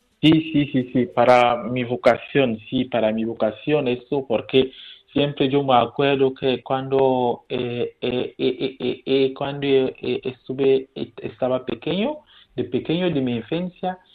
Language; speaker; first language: Spanish; non-native, fluent; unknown